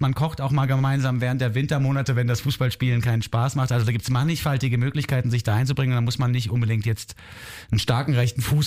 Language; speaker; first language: German; native; German